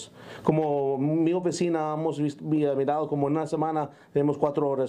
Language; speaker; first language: Spanish; non-native, local second language; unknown